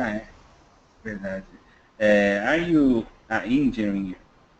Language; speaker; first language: English; non-native, learner; Portuguese